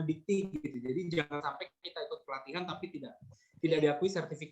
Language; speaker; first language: Indonesian; native; Indonesian